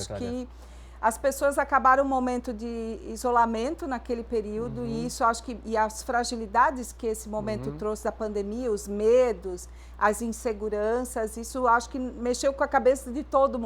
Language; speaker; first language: Portuguese; native; Portuguese